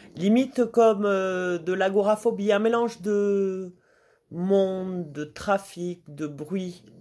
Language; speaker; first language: French; native; French